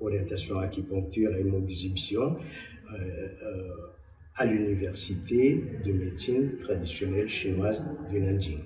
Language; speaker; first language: French; non-native, local second language; Malagasy